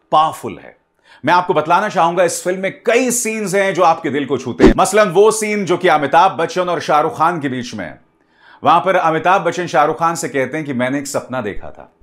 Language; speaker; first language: Hindi; native; Hindi